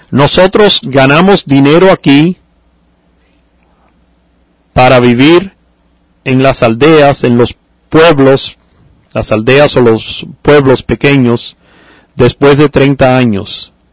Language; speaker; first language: Spanish; native; Spanish